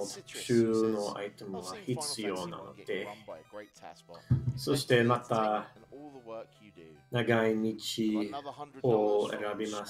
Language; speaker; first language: Japanese; non-native, learner; English